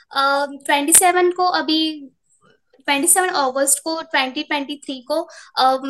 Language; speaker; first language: Hindi; non-native, local second language; Marathi